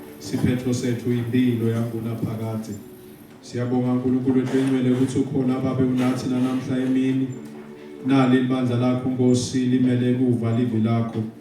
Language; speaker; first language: Zulu; non-native, local second language; Swati